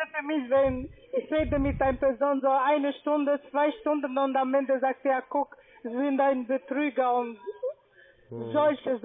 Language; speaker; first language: German; non-native, fluent; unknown